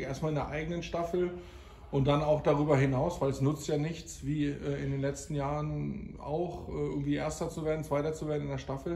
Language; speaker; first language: German; native; German